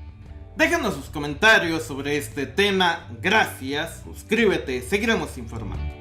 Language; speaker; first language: Spanish; native; Spanish